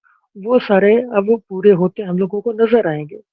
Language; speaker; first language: Hindi; native; Hindi